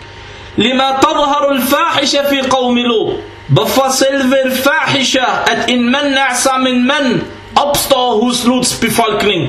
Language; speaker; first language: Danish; early bilingual, other home language; Arabic